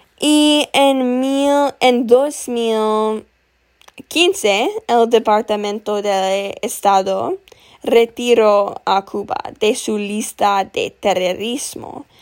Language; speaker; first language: Spanish; non-native, learner; English